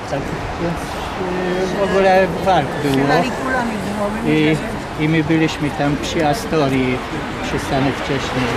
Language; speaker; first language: Polish; non-native, learner; Hungarian